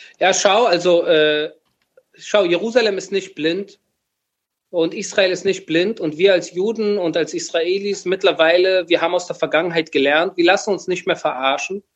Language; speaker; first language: German; early bilingual, other home language; Persian